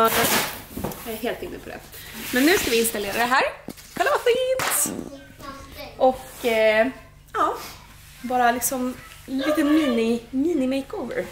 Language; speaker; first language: Swedish; native; Swedish